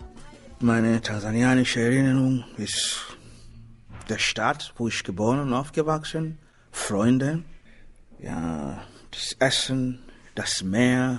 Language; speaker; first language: German; non-native, learner; Swahili